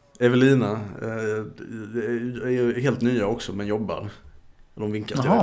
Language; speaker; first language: Swedish; native; Swedish